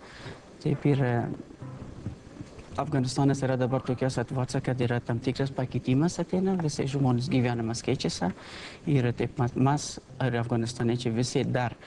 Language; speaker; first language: Lithuanian; non-native, learner; Persian